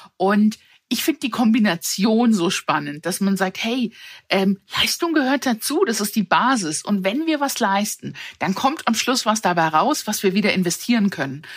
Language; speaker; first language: German; early bilingual, other home language; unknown